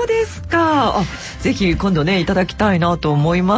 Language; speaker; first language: Japanese; native; Japanese